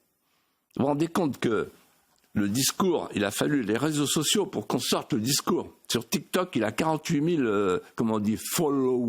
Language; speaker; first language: French; native; French